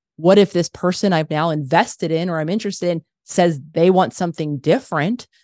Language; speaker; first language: English; native; English